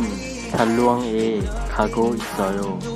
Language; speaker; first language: Korean; non-native, learner; Hmong